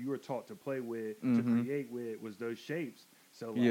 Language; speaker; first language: English; native; English